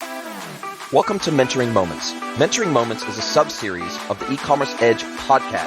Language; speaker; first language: English; native; English